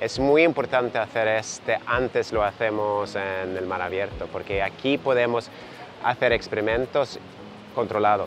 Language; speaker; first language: Spanish; non-native, fluent; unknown